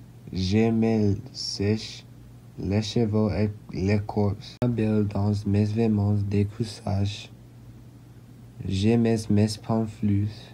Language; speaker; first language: French; non-native, learner; English